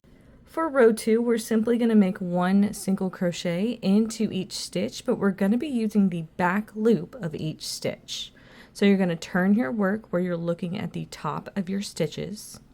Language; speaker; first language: English; native; English